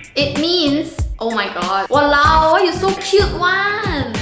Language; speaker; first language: English; non-native, local second language; Chinese